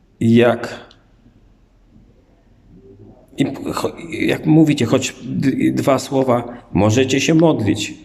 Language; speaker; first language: Polish; native; Polish